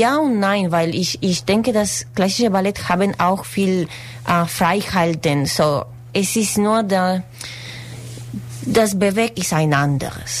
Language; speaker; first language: German; non-native, learner; Spanish